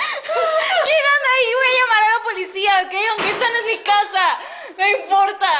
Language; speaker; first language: Spanish; native; Spanish